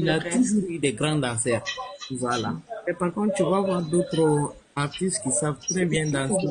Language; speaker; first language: French; non-native, local second language; Bambara